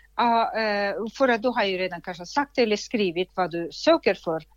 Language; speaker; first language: Swedish; non-native, fluent; Russian